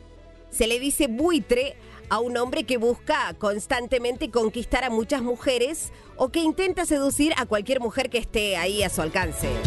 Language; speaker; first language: Spanish; native; Spanish